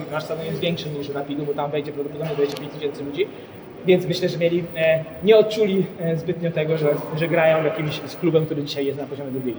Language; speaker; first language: Polish; native; Polish